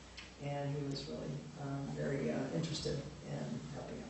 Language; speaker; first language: English; native; English